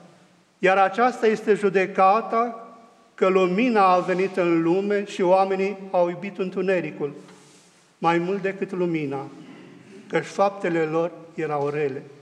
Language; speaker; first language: Romanian; native; Romanian